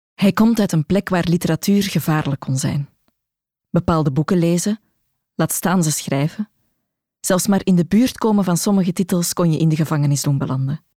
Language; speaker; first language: Dutch; native; Dutch